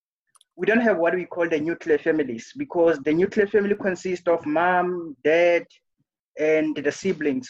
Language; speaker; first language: English; non-native, local second language; Southern Sotho